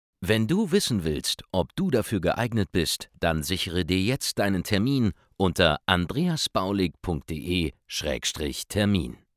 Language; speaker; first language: German; native; German